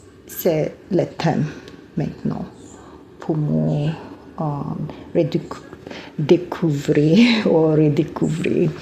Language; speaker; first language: French; non-native, learner; English